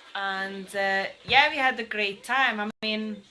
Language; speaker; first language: English; non-native, fluent; Hungarian